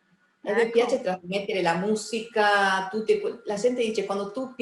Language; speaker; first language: Italian; early bilingual, heritage; Spanish